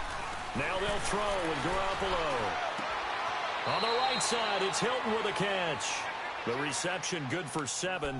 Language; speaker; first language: English; native; English